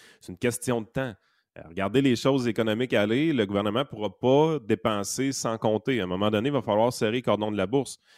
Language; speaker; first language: French; native; French